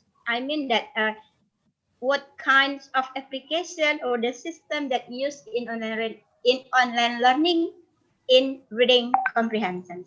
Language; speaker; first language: English; non-native, fluent; Indonesian